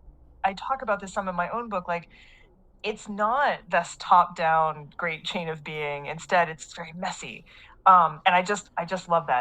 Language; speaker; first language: English; native; English